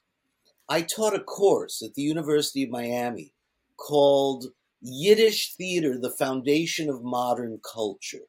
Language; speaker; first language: English; early bilingual, other home language; Yiddish